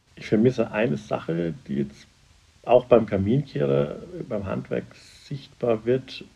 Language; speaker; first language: German; native; German